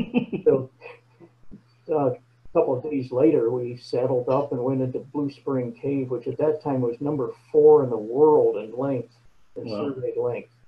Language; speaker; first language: English; native; English